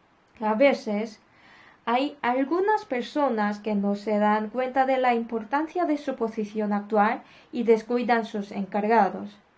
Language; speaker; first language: Spanish; non-native, fluent; Korean